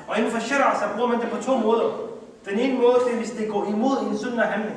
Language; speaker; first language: Danish; early bilingual, other home language; Urdu